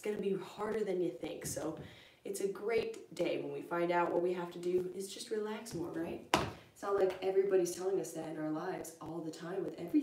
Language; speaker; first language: English; native; English